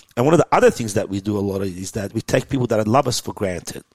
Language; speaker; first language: English; early bilingual, other home language; Persian